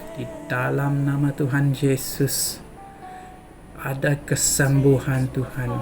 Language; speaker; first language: Malay; non-native, local second language; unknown